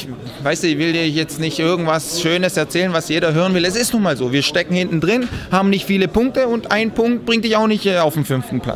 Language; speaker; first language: German; native; German